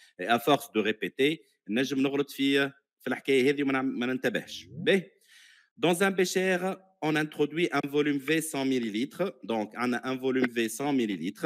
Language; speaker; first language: French; non-native, local second language; Arabic